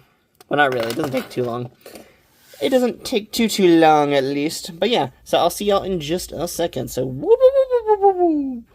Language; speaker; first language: English; native; English